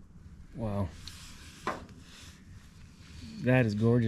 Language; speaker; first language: English; native; English